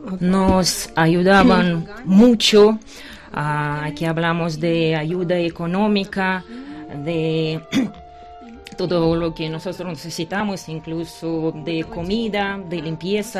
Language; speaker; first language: Spanish; non-native, fluent; Ukrainian